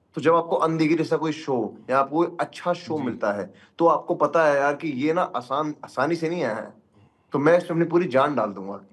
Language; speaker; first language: Hindi; native; Hindi